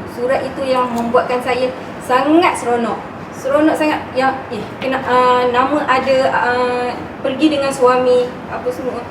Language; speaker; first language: Malay; native; Malay